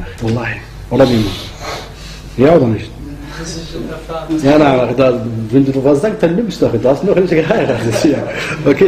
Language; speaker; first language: German; non-native, fluent; Arabic